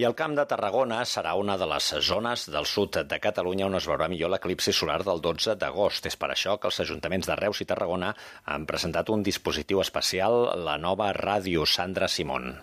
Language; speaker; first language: Catalan; native; Catalan